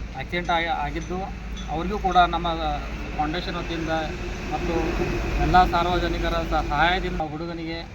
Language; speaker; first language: Kannada; native; Kannada